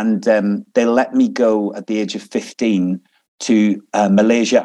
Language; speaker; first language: English; native; English